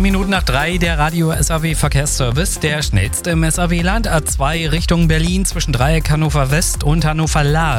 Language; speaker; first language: German; native; German